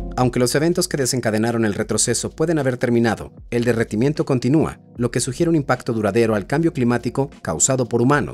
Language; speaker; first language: Spanish; native; Spanish